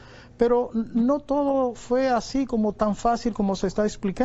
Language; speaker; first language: Spanish; native; Spanish